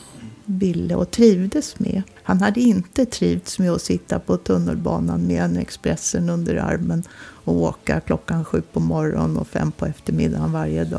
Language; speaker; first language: Swedish; native; Swedish